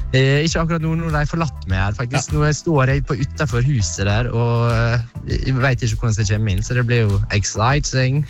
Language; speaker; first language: Norwegian; native; Norwegian